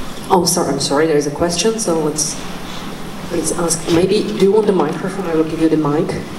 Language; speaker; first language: English; non-native, fluent; Czech